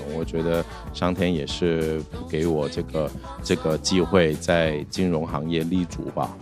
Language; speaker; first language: Chinese; non-native, local second language; Cantonese